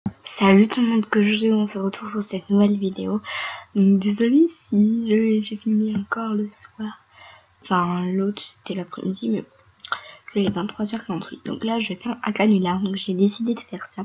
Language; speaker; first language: French; native; French